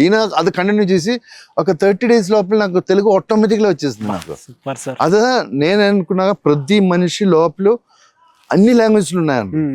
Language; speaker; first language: Telugu; non-native, local second language; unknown